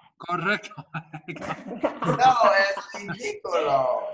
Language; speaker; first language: Spanish; non-native, learner; English